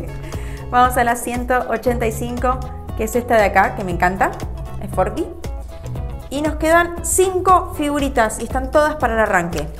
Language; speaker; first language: Spanish; native; Spanish